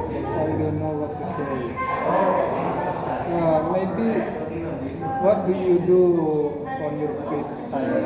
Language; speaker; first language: English; non-native, learner; Indonesian